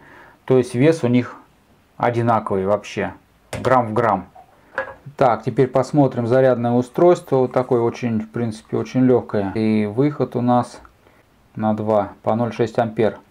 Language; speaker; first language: Russian; native; Russian